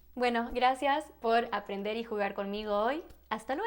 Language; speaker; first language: Spanish; non-native, fluent; English